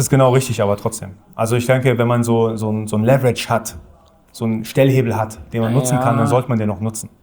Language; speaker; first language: German; native; German